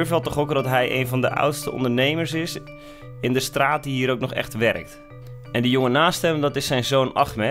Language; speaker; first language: Dutch; native; Dutch